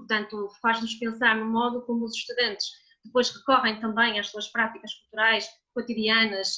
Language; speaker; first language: Portuguese; native; Portuguese